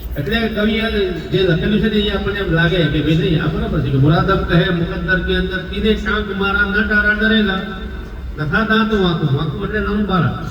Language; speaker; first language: Gujarati; native; Gujarati